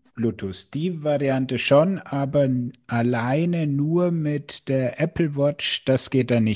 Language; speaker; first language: German; native; German